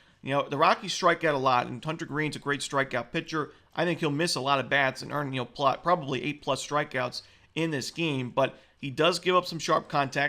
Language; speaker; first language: English; native; English